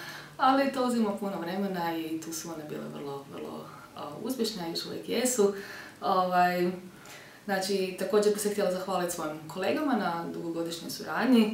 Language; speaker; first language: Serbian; early bilingual, heritage; Croatian